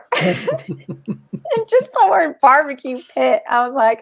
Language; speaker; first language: English; native; English